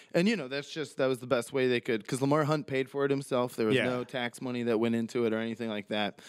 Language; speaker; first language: English; native; English